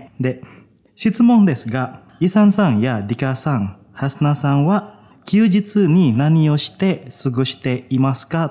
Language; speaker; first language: Japanese; non-native, fluent; Indonesian